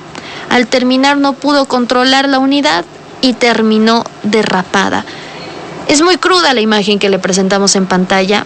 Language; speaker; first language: Spanish; native; Spanish